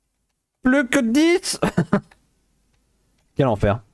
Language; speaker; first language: French; native; French